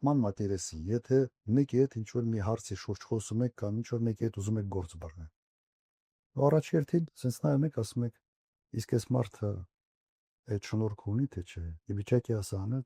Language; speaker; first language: Armenian; native; Armenian